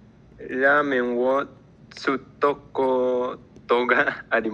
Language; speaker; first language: Japanese; non-native, learner; Spanish